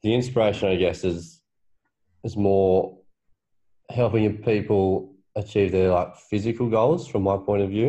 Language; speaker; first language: English; native; English